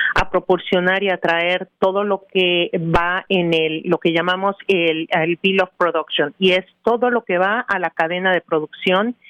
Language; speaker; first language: Spanish; native; Spanish